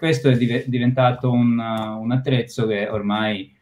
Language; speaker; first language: Italian; non-native, fluent; Croatian